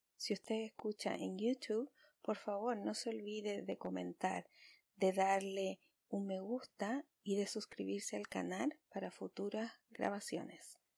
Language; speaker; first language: Spanish; native; Spanish